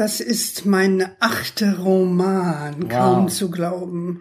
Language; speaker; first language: German; non-native, fluent; English